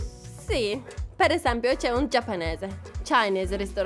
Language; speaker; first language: Italian; non-native, learner; Turkish